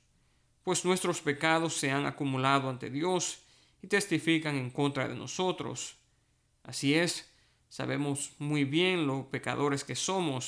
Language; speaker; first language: Spanish; native; Spanish